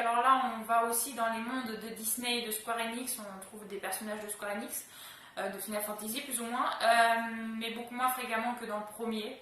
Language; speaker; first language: French; native; French